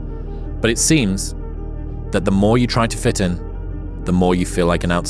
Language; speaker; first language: English; native; English